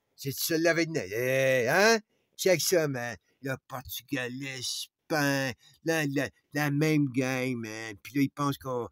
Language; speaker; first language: French; native; French